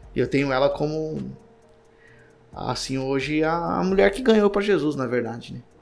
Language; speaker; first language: Portuguese; native; Portuguese